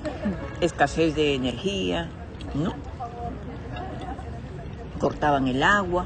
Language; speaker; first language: Spanish; native; Spanish